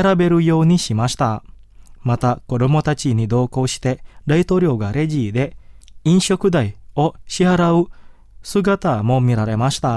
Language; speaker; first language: Japanese; non-native, fluent; Indonesian